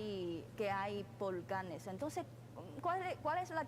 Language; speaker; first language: Spanish; non-native, fluent; Chinese